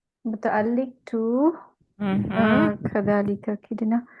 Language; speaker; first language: Arabic; non-native, learner; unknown